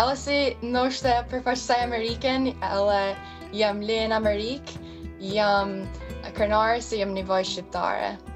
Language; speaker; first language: Albanian; early bilingual, heritage; Albanian